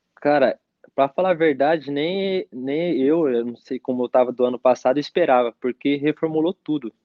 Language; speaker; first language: Portuguese; native; Portuguese